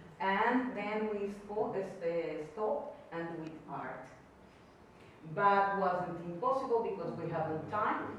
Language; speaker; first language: English; non-native, learner; Portuguese